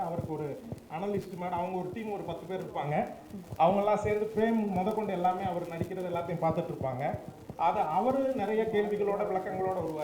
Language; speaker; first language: Tamil; native; Tamil